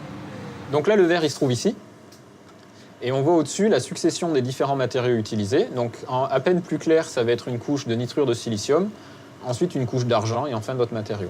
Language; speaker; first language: French; native; French